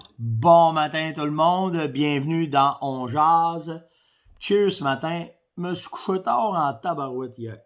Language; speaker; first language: French; native; French